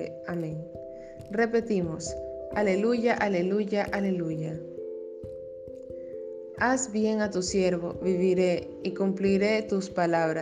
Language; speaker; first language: Spanish; native; Spanish